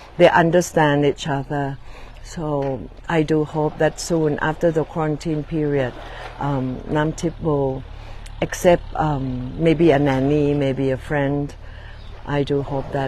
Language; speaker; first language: English; non-native, fluent; Thai